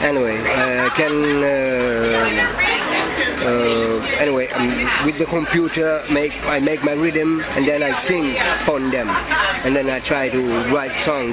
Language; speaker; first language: English; non-native, fluent; Italian